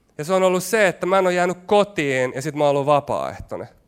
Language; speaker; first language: Finnish; native; Finnish